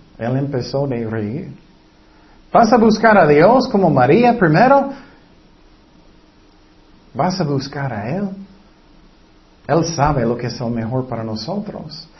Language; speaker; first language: Spanish; non-native, fluent; English